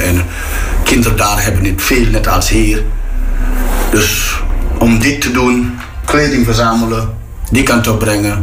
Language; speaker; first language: Dutch; non-native, fluent; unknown